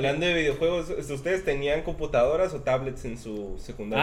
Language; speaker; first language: Spanish; native; Spanish